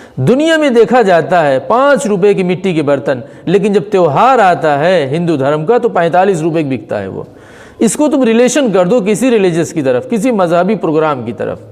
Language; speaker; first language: Urdu; native; Urdu